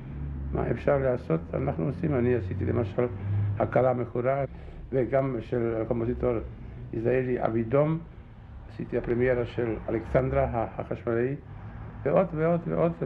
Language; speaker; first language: Hebrew; non-native, fluent; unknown